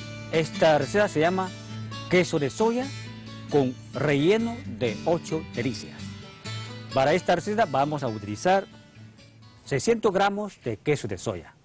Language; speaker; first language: Spanish; non-native, fluent; Chinese